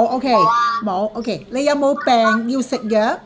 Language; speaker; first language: Cantonese; native; Cantonese